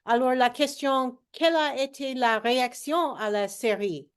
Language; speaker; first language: French; non-native, learner; English